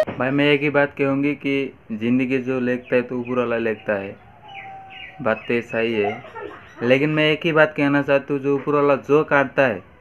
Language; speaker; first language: Hindi; non-native, local second language; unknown